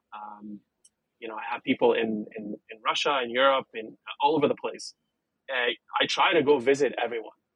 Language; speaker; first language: English; non-native, fluent; Arabic